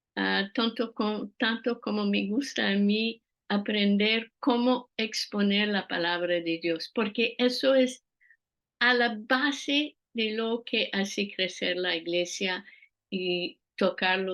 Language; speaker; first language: Spanish; non-native, fluent; French